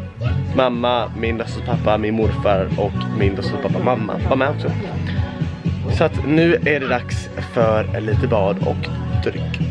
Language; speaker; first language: Swedish; native; Swedish